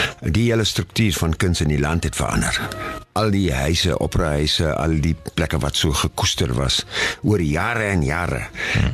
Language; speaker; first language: Afrikaans; non-native, fluent; English